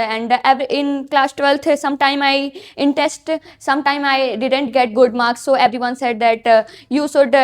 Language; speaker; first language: English; non-native, learner; Hindi